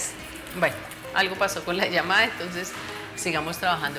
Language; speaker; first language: Spanish; native; Spanish